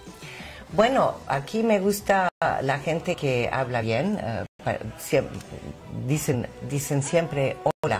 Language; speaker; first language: Spanish; non-native, fluent; English